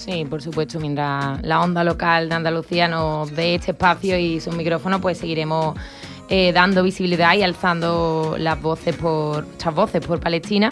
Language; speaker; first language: Spanish; native; Spanish